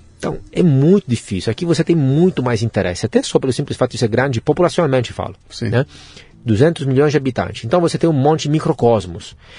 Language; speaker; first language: Portuguese; non-native, fluent; Italian